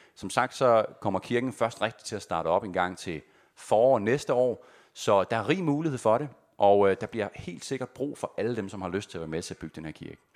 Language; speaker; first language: Danish; native; Danish